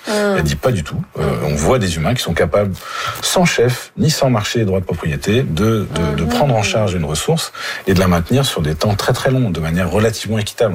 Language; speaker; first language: French; native; French